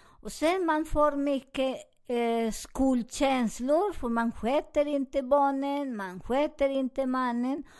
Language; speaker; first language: Swedish; non-native, learner; Spanish